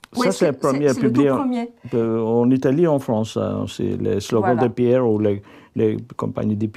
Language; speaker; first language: French; non-native, fluent; Albanian